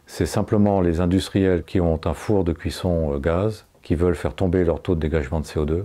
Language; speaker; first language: French; native; French